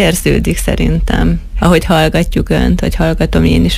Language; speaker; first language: Hungarian; native; Hungarian